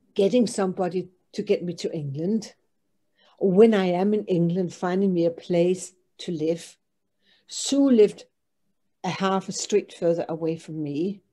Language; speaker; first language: English; non-native, fluent; Danish